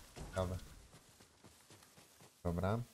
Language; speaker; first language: Polish; native; Polish